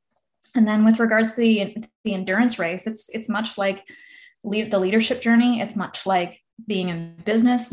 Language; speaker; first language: English; native; English